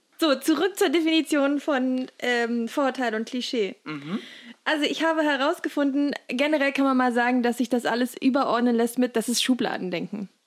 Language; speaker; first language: German; native; German